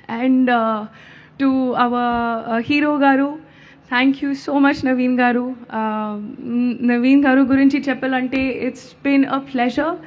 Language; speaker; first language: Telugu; non-native, learner; Hindi